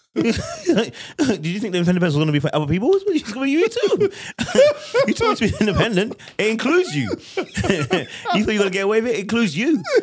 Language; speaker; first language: English; native; English